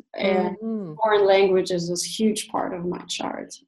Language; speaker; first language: English; non-native, fluent; Russian